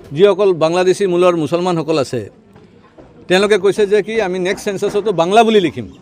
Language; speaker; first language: Assamese; non-native, local second language; Bangla